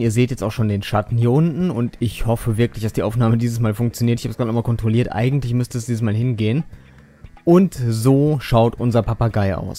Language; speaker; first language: German; native; German